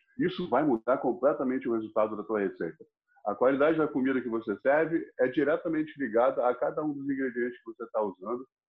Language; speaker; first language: Portuguese; non-native, fluent; English